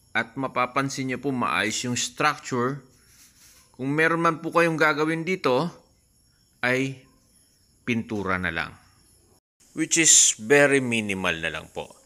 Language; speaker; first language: Filipino; native; Filipino